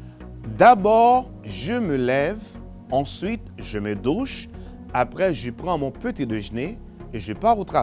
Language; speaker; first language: French; non-native, fluent; Spanish